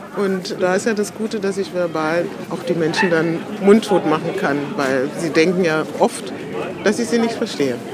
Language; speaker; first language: German; native; German